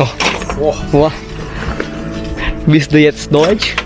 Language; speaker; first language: German; non-native, learner; Filipino